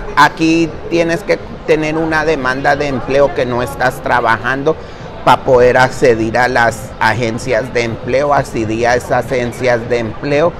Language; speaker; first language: Spanish; native; Spanish